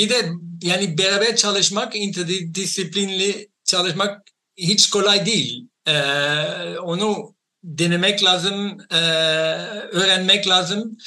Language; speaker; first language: Turkish; non-native, fluent; Dutch